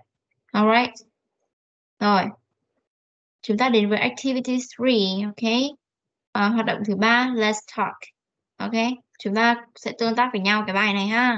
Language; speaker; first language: Vietnamese; native; Vietnamese